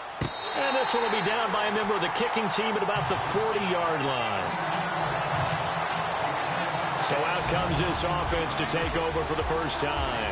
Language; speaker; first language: English; native; English